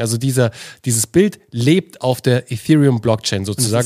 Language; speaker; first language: German; native; German